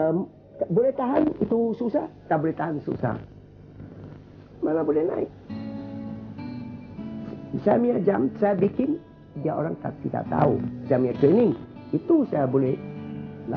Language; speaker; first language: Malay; non-native, local second language; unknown